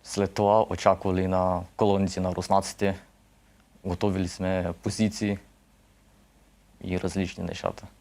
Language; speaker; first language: Bulgarian; early bilingual, heritage; Russian